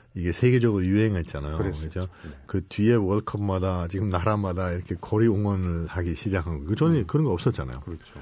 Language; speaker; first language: Korean; non-native, fluent; German